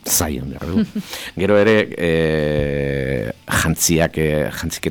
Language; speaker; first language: Basque; native; Basque